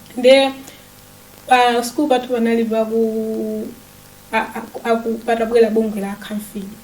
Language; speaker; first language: Nyanja; native; Nyanja